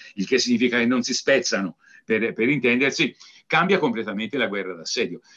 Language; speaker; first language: Italian; native; Italian